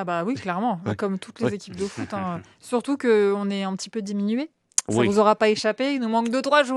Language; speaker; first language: French; native; French